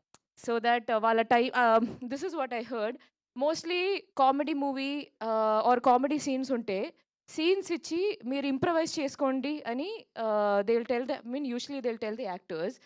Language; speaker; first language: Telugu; non-native, local second language; Malayalam